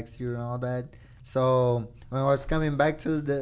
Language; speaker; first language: English; non-native, fluent; Portuguese